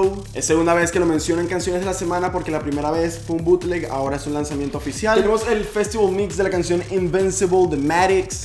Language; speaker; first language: Spanish; native; Spanish